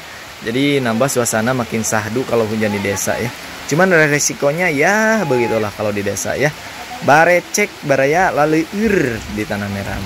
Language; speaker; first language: Indonesian; non-native, local second language; Sundanese